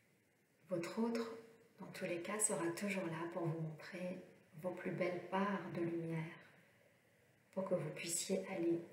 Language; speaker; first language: French; native; French